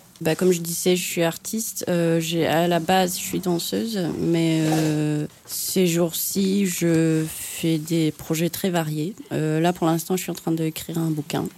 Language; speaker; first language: French; non-native, fluent; Finnish